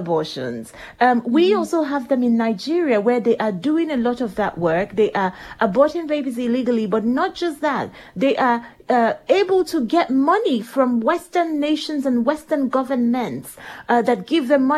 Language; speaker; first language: English; non-native, local second language; Igbo